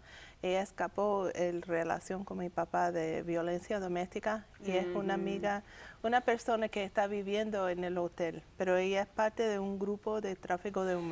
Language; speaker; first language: Spanish; early bilingual, heritage; English